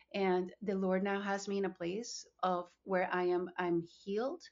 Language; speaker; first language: English; non-native, fluent; Spanish